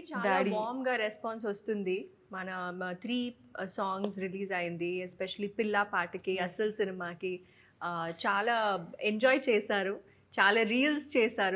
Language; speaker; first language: Telugu; non-native, fluent; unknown